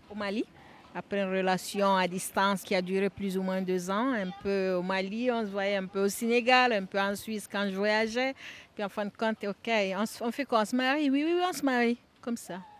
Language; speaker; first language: French; non-native, local second language; Bambara